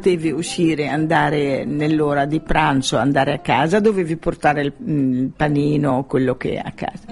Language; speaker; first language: Italian; non-native, fluent; Arabic